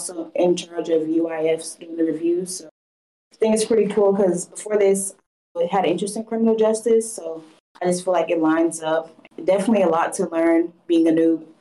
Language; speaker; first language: English; native; English